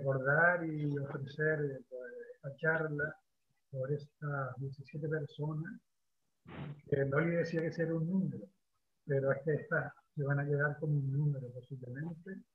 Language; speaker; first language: Spanish; native; Spanish